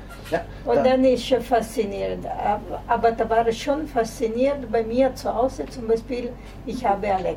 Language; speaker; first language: German; non-native, learner; Italian